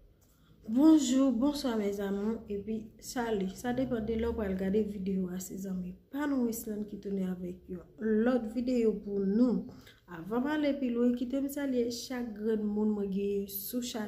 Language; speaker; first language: French; non-native, learner; Haitian Creole